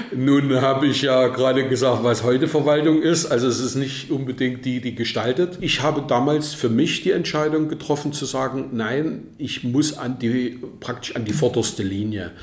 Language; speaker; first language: German; native; German